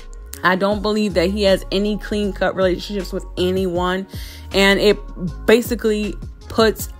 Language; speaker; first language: English; native; English